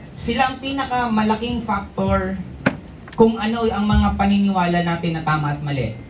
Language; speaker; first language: Filipino; non-native, local second language; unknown